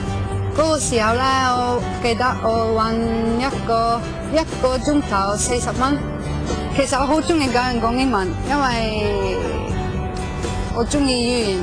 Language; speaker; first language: Cantonese; non-native, fluent; Norwegian